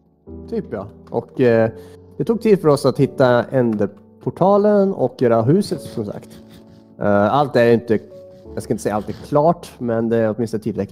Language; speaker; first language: Swedish; native; Swedish